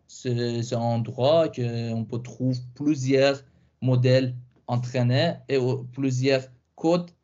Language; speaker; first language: French; non-native, fluent; Persian